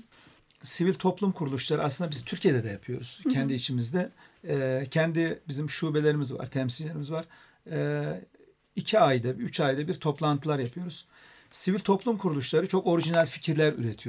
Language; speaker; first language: Turkish; native; Turkish